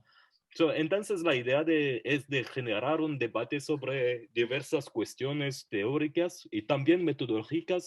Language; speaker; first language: Spanish; non-native, fluent; French